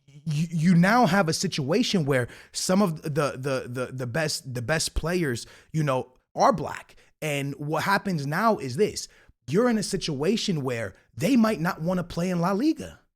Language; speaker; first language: English; native; English